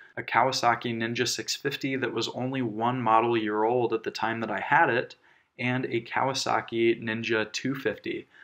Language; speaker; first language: English; native; English